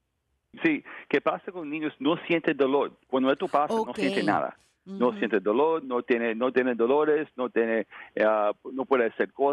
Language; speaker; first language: Spanish; non-native, learner; English